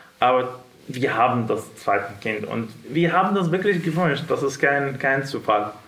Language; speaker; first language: German; non-native, fluent; Arabic